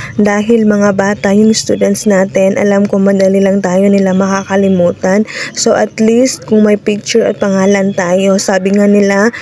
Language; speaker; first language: Filipino; non-native, local second language; Cebuano